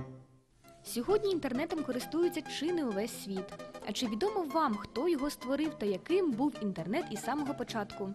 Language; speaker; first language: Ukrainian; native; Ukrainian